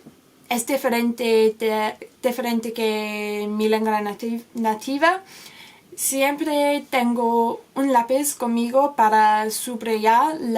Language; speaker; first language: Spanish; non-native, learner; English